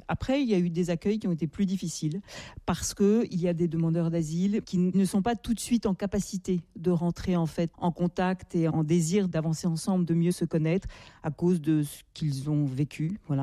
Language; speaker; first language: French; native; French